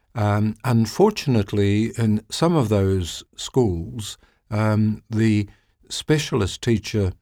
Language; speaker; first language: English; native; English